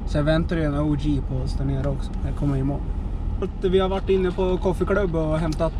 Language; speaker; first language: Swedish; native; Swedish